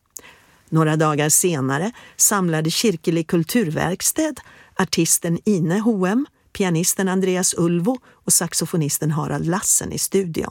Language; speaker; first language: Swedish; native; Swedish